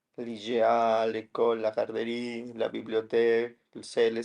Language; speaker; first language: French; non-native, learner; Spanish